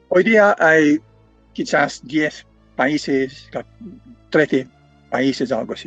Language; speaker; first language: Spanish; non-native, fluent; English